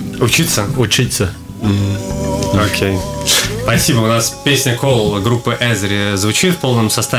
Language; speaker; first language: Russian; native; Russian